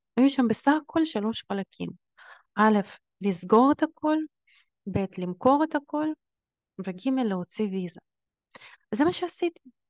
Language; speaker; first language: Hebrew; early bilingual, other home language; Russian